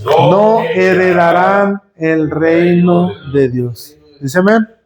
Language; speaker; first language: Spanish; native; Spanish